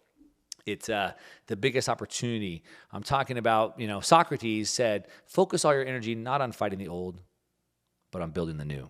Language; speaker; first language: English; native; English